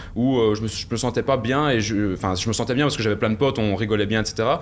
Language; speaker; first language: French; native; French